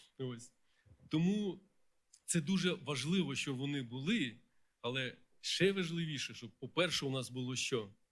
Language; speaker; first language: Ukrainian; non-native, local second language; Russian